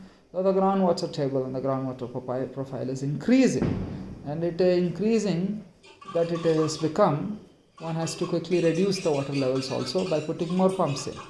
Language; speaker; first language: English; non-native, local second language; Hindi